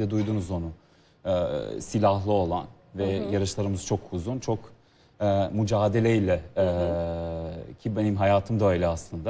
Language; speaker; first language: Turkish; non-native, fluent; Serbian